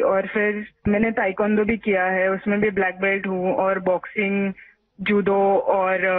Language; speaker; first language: Hindi; non-native, local second language; Marathi